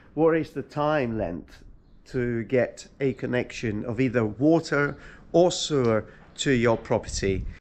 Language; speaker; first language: English; non-native, fluent; Italian